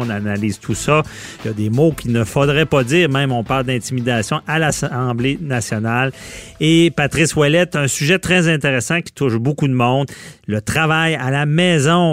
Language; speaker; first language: French; native; French